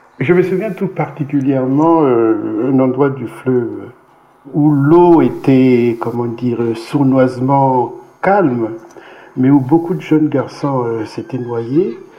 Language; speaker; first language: French; non-native, local second language; Kongo